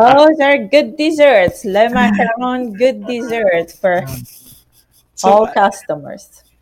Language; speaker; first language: English; non-native, learner; Romanian